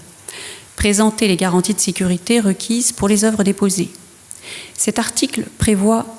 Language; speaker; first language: French; native; French